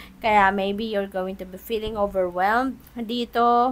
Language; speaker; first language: English; non-native, local second language; Filipino